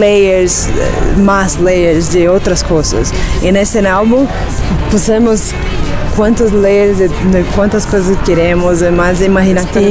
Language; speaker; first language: Spanish; non-native, learner; Portuguese